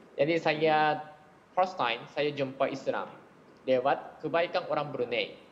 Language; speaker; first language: Malay; non-native, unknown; Japanese